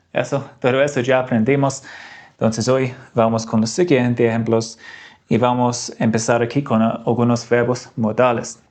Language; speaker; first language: Spanish; non-native, fluent; English